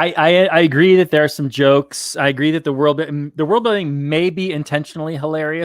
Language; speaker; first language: English; native; English